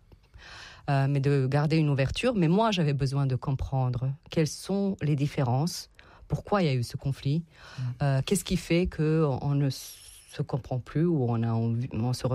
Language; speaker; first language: French; non-native, fluent; Serbian